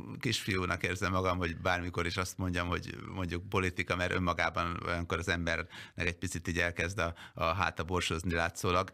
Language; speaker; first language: Hungarian; native; Hungarian